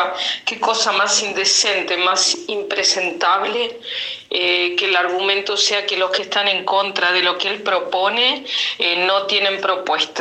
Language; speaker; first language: Spanish; native; Spanish